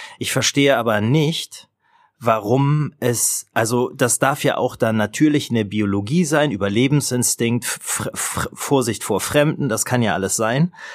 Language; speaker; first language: German; native; German